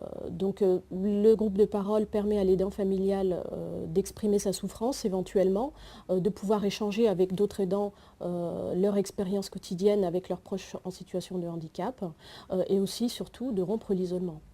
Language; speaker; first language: French; native; French